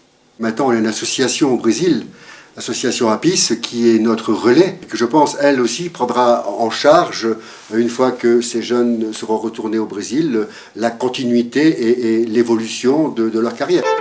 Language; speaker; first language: French; native; French